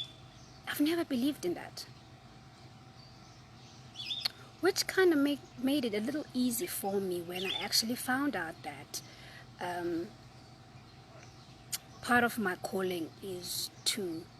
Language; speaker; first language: English; non-native, local second language; Zulu